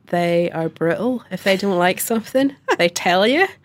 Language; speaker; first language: English; native; English